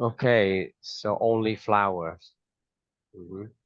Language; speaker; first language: English; non-native, fluent; Vietnamese